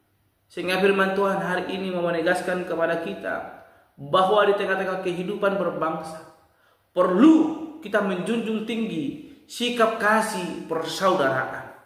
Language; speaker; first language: Indonesian; native; Indonesian